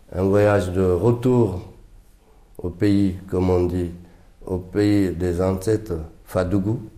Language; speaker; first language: French; non-native, local second language; Fula